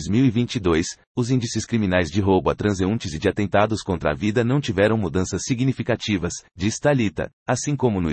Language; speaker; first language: Portuguese; native; Portuguese